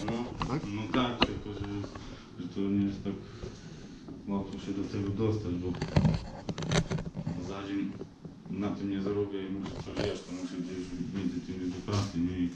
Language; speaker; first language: Polish; early bilingual, heritage; Polish